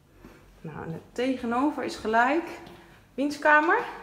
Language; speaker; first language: Dutch; native; Dutch